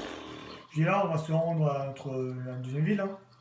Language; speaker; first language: French; native; French